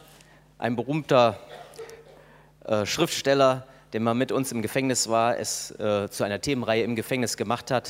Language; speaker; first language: German; native; German